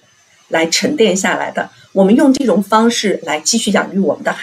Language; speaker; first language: Chinese; native; Chinese